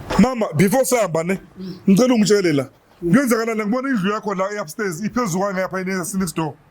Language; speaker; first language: Zulu; native; Zulu